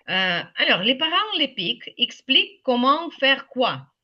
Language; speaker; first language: French; non-native, fluent; Ukrainian